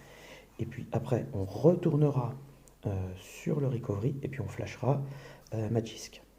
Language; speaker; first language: French; native; French